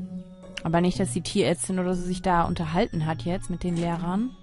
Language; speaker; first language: German; native; German